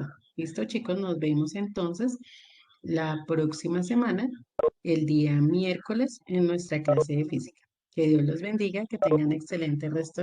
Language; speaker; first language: Spanish; native; Spanish